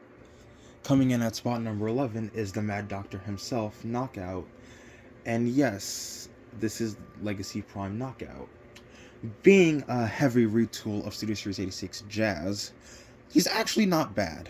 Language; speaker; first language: English; native; English